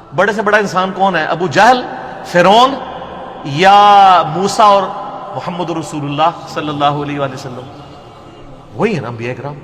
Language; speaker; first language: Urdu; non-native, local second language; Punjabi